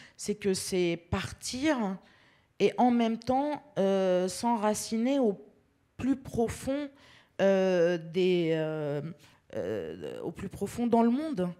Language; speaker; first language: French; early bilingual, other home language; Arabic